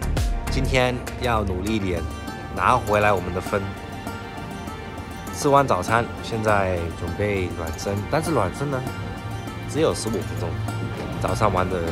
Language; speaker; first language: Chinese; early bilingual, heritage; English